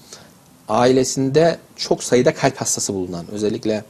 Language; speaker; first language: Turkish; native; Turkish